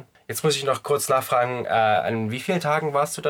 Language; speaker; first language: German; native; German